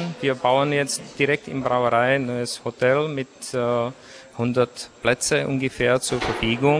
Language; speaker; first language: German; non-native, fluent; Czech